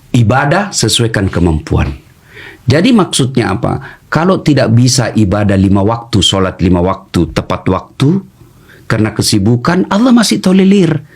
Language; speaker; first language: Indonesian; non-native, local second language; Buginese